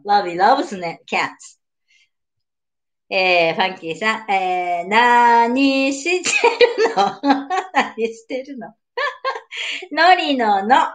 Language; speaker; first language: Japanese; native; Japanese